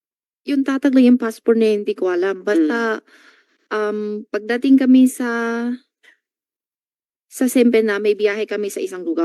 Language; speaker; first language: Filipino; non-native, learner; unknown